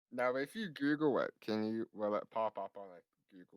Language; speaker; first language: English; native; English